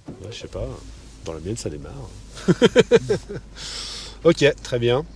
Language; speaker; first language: French; native; French